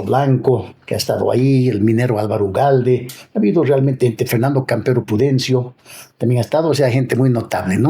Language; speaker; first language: Spanish; native; Spanish